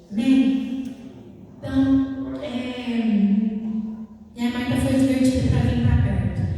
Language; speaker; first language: Portuguese; native; Portuguese